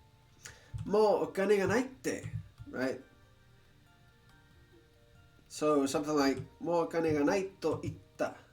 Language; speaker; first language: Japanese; non-native, learner; English